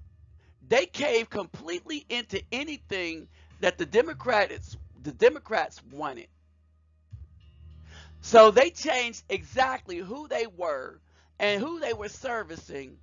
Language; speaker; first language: English; native; English